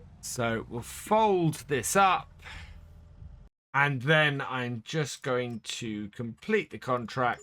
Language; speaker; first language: English; native; English